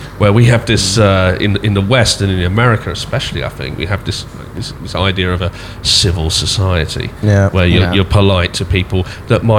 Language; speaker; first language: English; native; English